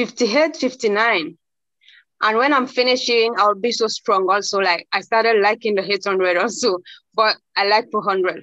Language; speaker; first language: English; non-native, local second language; Krio